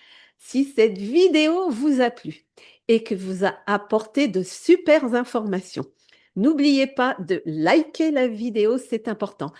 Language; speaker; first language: French; native; French